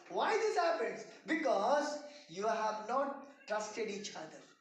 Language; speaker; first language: English; non-native, local second language; Hindi